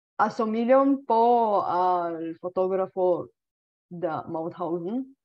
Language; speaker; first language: Italian; non-native, learner; Bulgarian